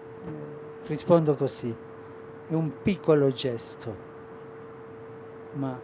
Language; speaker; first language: Italian; non-native, fluent; Spanish